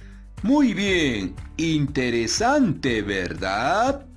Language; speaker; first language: Spanish; native; Spanish